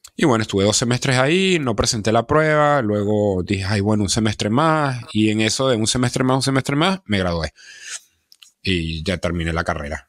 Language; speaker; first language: Spanish; native; Spanish